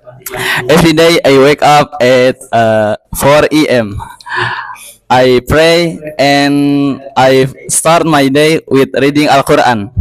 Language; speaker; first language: English; non-native, learner; Indonesian